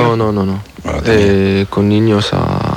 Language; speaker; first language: Spanish; non-native, learner; French